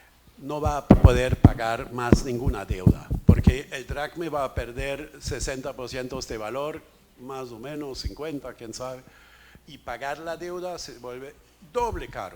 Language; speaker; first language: Spanish; non-native, fluent; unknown